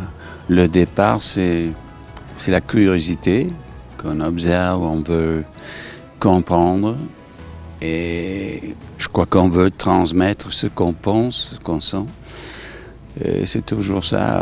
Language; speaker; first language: French; non-native, fluent; English